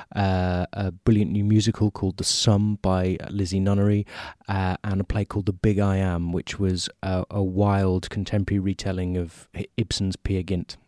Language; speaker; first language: English; native; English